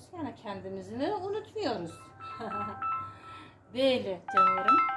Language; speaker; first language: Turkish; non-native, learner; Uzbek